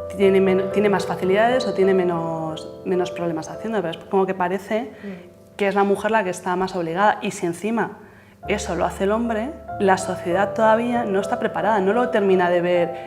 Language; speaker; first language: Spanish; native; Spanish